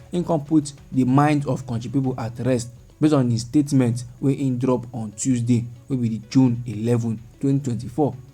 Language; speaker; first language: Nigerian Pidgin; native; Nigerian Pidgin